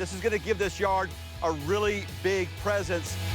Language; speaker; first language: English; native; English